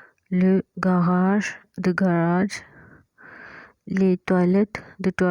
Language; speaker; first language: French; non-native, fluent; Hindi